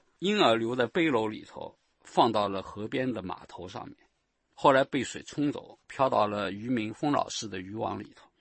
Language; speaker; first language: Chinese; native; Chinese